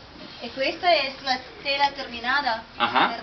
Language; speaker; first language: Spanish; non-native, learner; Italian